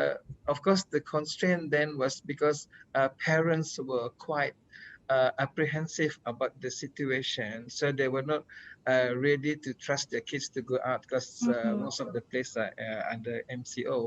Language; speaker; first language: English; non-native, local second language; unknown